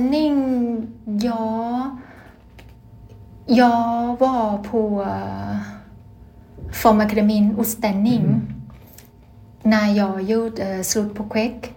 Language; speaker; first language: Swedish; non-native, learner; Thai